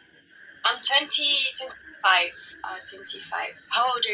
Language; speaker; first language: English; non-native, learner; Portuguese